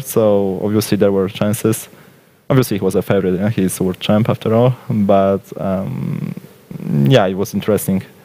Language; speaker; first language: English; non-native, fluent; Polish